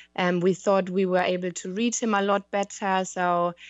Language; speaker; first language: English; non-native, fluent; German